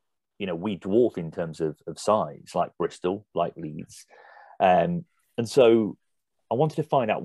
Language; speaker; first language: English; native; English